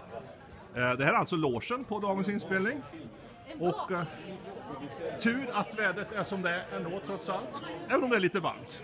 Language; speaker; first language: Swedish; native; Swedish